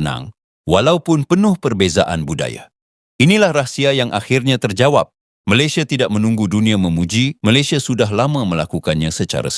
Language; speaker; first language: Malay; native; Malay